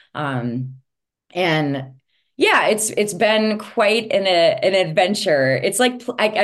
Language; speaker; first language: English; native; English